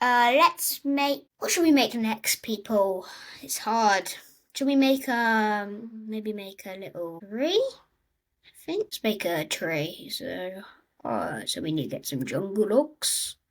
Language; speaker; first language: English; native; English